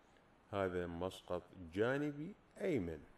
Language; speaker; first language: Arabic; native; Arabic